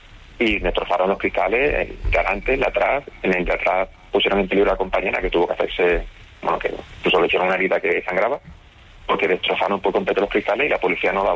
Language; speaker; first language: Spanish; native; Spanish